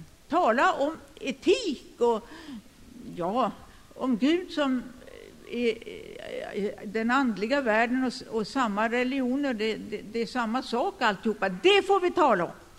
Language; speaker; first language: Swedish; native; Swedish